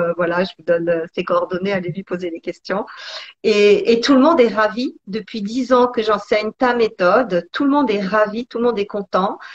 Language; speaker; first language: French; early bilingual, other home language; Italian